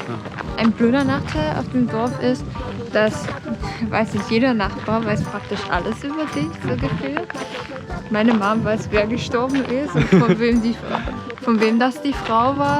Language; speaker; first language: German; native; German